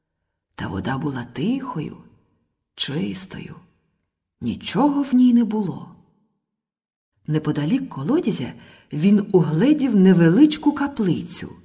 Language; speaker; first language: Ukrainian; native; Ukrainian